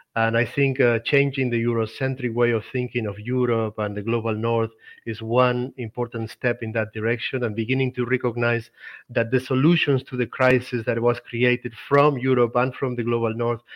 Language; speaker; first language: English; non-native, fluent; Spanish